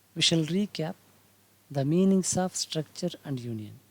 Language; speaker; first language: English; non-native, local second language; Kannada